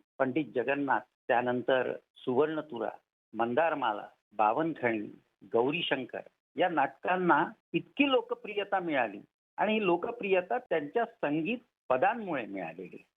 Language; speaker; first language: Marathi; native; Marathi